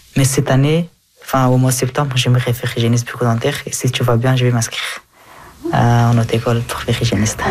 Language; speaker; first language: French; early bilingual, other home language; Hazaragi